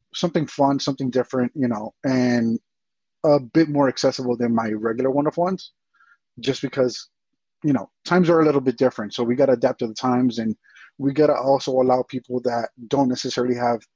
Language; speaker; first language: English; early bilingual, other home language; Spanish